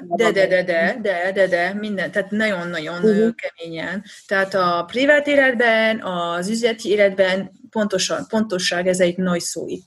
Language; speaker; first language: Hungarian; non-native, fluent; French